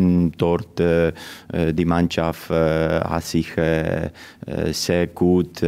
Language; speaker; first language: German; non-native, fluent; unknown